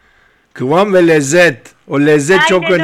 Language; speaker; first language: Turkish; native; Turkish